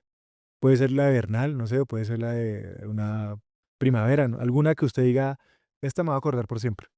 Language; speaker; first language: Spanish; native; Spanish